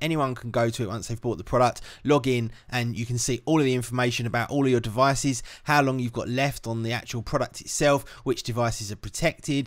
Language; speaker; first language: English; native; English